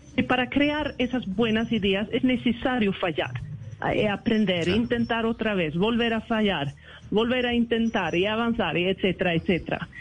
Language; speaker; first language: Spanish; non-native, fluent; Swedish